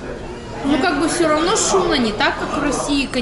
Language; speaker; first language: Russian; native; Russian